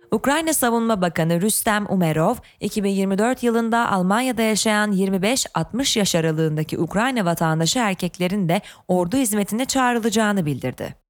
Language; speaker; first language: Turkish; native; Turkish